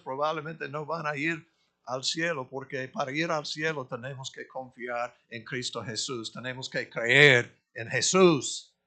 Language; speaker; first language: Spanish; non-native, fluent; English